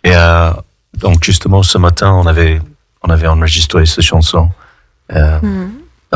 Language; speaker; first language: French; non-native, fluent; English